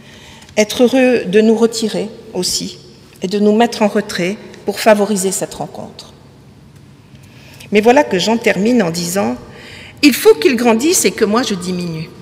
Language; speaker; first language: French; native; French